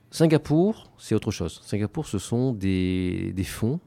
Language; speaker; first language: French; native; French